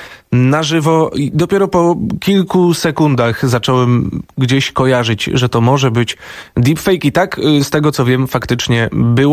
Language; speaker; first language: Polish; native; Polish